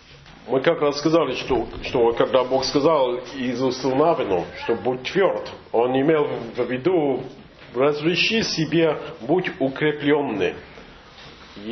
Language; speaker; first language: Russian; non-native, fluent; English